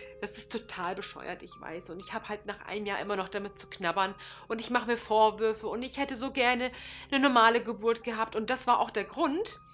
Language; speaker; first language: German; early bilingual, other home language; Turkish